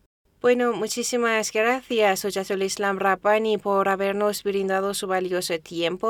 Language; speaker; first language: Spanish; non-native, fluent; Persian